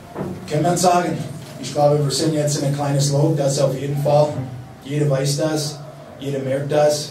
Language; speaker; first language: German; non-native, fluent; English